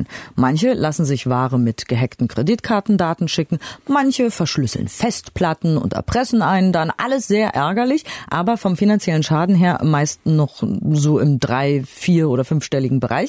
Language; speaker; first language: German; native; German